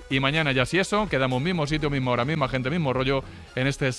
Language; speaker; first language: Spanish; native; Spanish